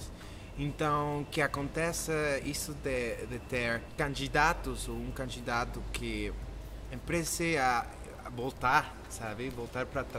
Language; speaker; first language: Portuguese; non-native, fluent; Spanish